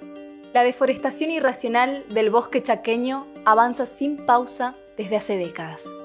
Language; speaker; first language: Spanish; native; Spanish